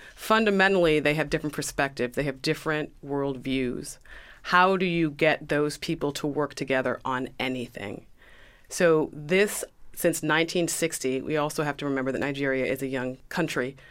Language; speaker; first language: English; early bilingual, other home language; Yoruba